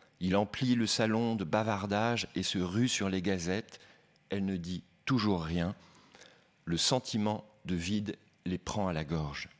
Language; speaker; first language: French; native; French